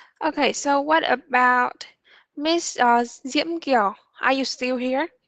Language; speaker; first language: English; non-native, fluent; Vietnamese